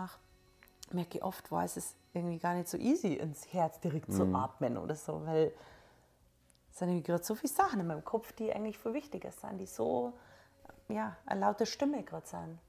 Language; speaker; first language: German; native; German